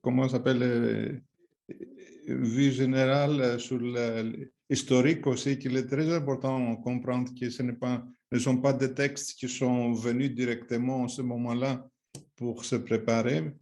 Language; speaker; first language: French; non-native, fluent; Greek